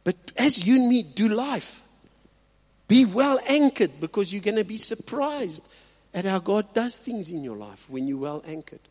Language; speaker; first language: English; non-native, local second language; Afrikaans